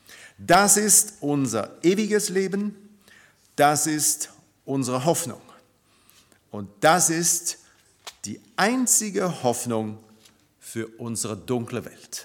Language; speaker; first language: German; non-native, fluent; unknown